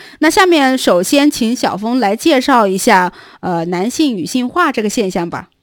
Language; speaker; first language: Chinese; native; Chinese